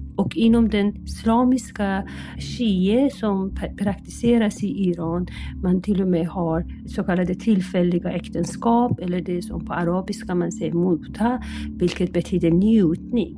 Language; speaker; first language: Swedish; non-native, fluent; Persian